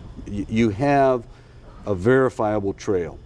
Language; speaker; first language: English; native; English